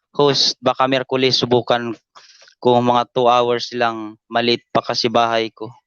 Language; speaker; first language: Filipino; non-native, local second language; Waray